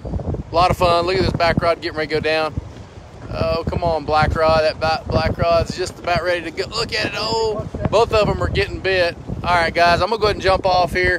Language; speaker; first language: English; native; English